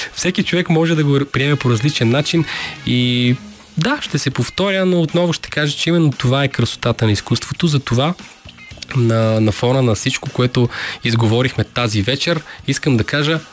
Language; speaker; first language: Bulgarian; native; Bulgarian